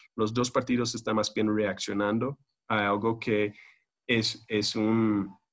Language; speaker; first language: Spanish; non-native, fluent; English